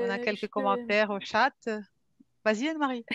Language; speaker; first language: French; non-native, fluent; Portuguese